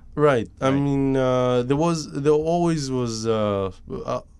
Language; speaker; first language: English; non-native, fluent; Hebrew